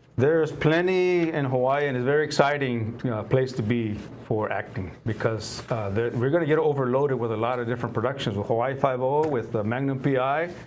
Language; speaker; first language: English; native; English